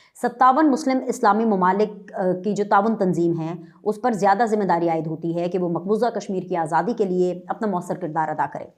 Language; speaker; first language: Urdu; native; Urdu